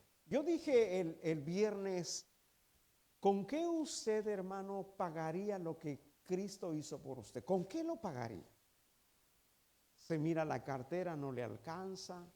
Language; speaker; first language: Spanish; native; Spanish